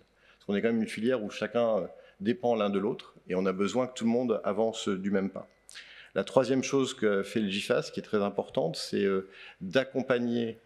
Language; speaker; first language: French; native; French